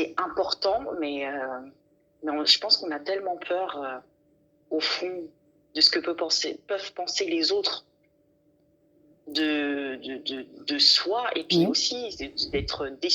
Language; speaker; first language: French; native; French